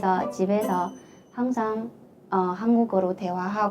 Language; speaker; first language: Korean; non-native, fluent; Chinese